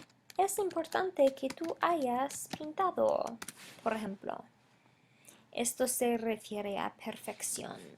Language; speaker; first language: Spanish; non-native, fluent; English